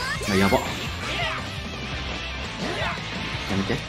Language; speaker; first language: Japanese; native; Japanese